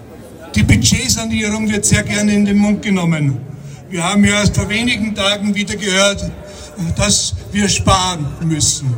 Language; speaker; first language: German; native; German